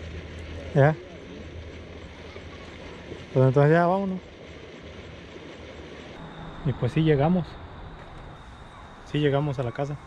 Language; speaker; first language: Spanish; native; Spanish